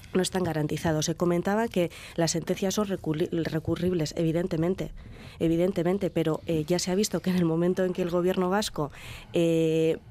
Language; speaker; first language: Spanish; non-native, local second language; Basque